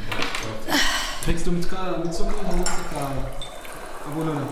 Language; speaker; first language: German; non-native, learner; Arabic